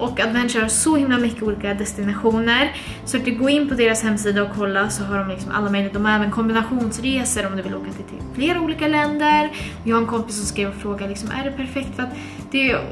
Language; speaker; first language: Swedish; native; Swedish